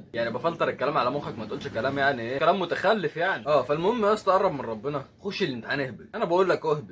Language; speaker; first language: Arabic; native; Arabic